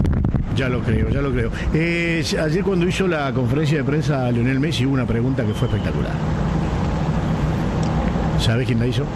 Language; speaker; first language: Spanish; native; Spanish